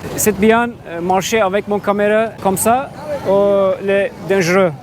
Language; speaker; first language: French; non-native, learner; Turkish